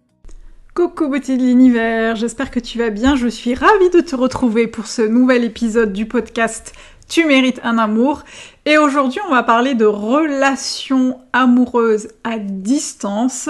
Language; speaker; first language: French; native; French